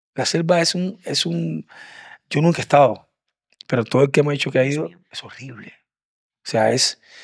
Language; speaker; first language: Spanish; native; Spanish